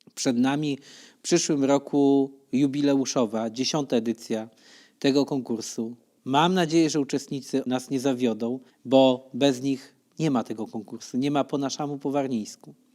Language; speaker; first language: Polish; native; Polish